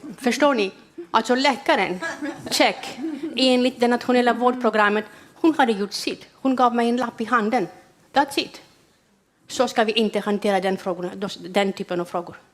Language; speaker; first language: Swedish; non-native, fluent; Greek